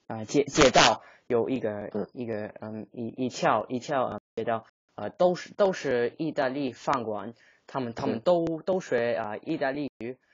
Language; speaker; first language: Chinese; non-native, learner; English